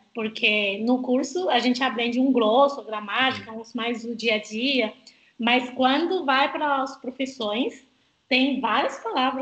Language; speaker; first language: Portuguese; non-native, fluent; Chinese